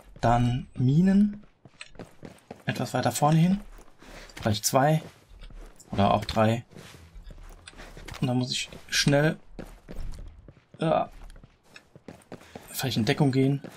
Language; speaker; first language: German; native; German